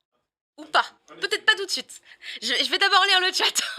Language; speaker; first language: French; native; French